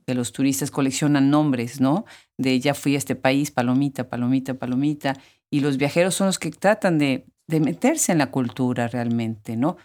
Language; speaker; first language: Spanish; native; Spanish